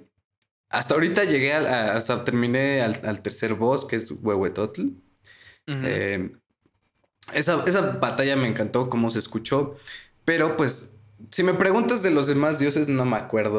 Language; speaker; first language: Spanish; native; Spanish